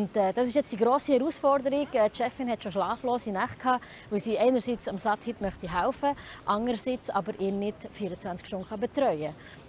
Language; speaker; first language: German; native; German